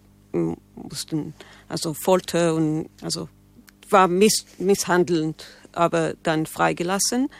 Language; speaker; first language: German; non-native, learner; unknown